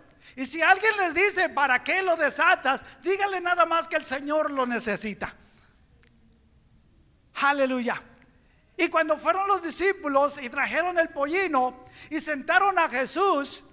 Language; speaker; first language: Spanish; native; Spanish